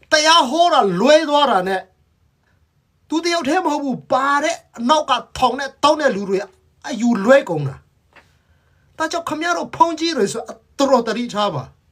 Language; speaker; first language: Burmese; non-native, local second language; Hakha Chin